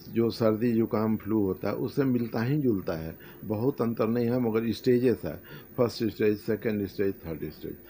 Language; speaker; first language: Hindi; native; Hindi